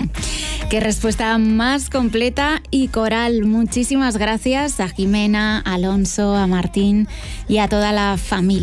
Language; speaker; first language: Spanish; native; Spanish